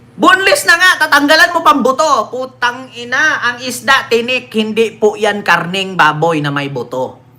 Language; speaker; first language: Filipino; non-native, local second language; Cebuano